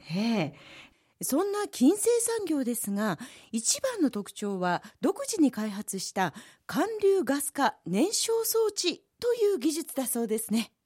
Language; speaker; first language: Japanese; native; Japanese